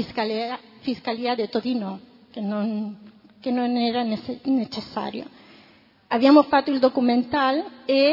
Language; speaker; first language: Italian; non-native, fluent; Spanish